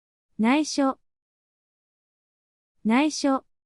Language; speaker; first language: Japanese; native; Japanese